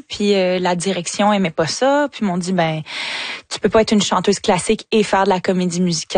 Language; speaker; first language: French; native; French